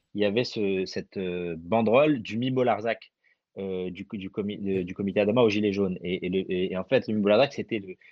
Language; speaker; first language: French; early bilingual, other home language; Arabic